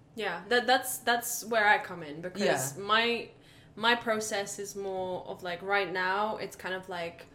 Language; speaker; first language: English; non-native, fluent; Latvian